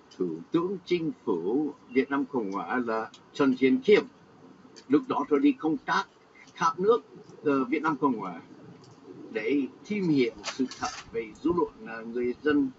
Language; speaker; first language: Vietnamese; non-native, fluent; English